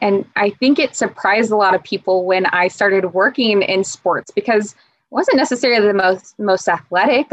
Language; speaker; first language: English; native; English